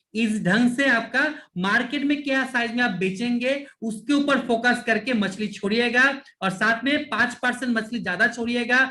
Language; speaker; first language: Hindi; non-native, local second language; Bangla